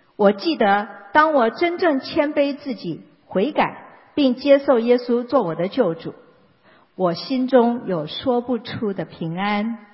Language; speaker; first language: Chinese; native; Chinese